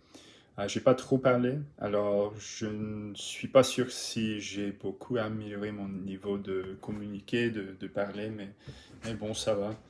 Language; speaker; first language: French; non-native, learner; English